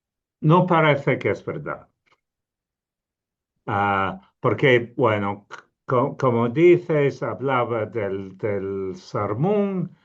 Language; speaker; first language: Spanish; non-native, fluent; English